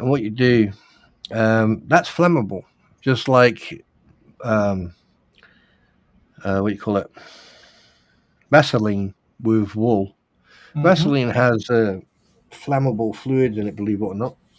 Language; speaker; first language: English; native; English